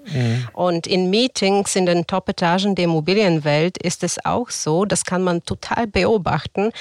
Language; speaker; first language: German; non-native, fluent; Bulgarian